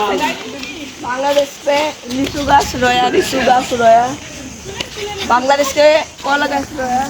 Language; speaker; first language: Hindi; non-native, learner; Bangla